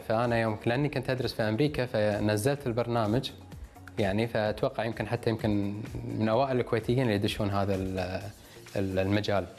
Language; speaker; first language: Arabic; native; Arabic